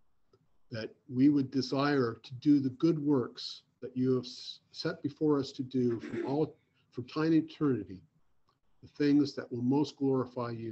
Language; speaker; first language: English; native; English